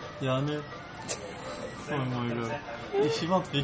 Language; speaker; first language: English; non-native, learner; Turkish